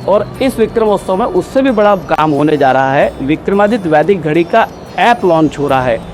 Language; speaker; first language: Hindi; native; Hindi